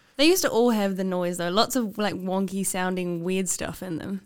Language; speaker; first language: English; native; English